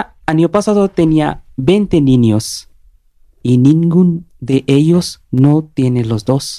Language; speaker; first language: Spanish; non-native, learner; Bangla